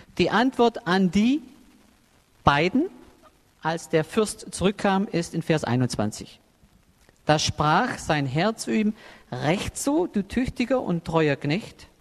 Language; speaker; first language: German; native; German